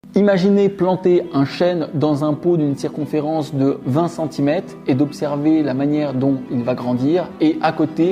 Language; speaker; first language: French; native; French